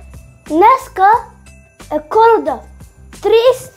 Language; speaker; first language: Bulgarian; early bilingual, heritage; Bulgarian